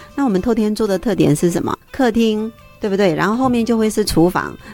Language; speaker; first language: Chinese; native; Chinese